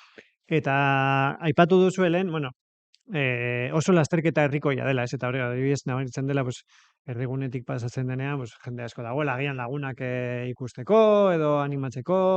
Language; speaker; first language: Basque; native; Basque